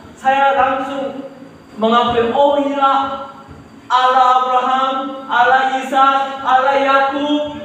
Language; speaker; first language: Indonesian; non-native, fluent; Korean